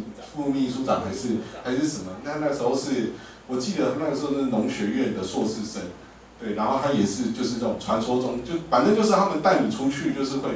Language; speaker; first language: Chinese; native; Chinese